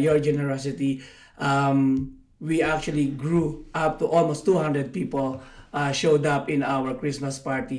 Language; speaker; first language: English; non-native, local second language; Filipino